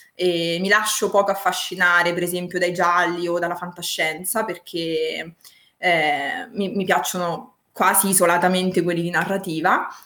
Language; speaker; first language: Italian; native; Italian